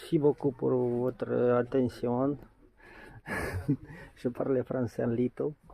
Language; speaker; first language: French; non-native, learner; Romanian